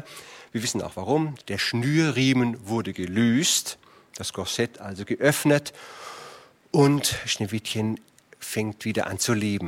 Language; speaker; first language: German; native; German